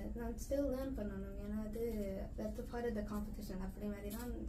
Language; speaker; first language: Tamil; early bilingual, heritage; Tamil